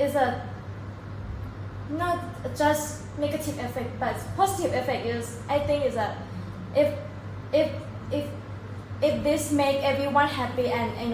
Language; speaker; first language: English; non-native, learner; Thai